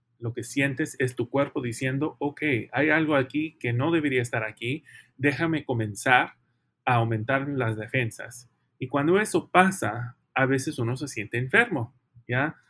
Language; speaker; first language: Spanish; early bilingual, heritage; Spanish